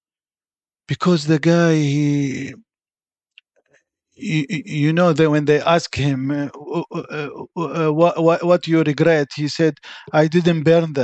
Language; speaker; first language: English; non-native, fluent; Arabic